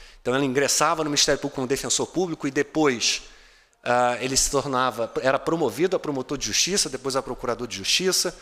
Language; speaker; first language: Portuguese; native; Portuguese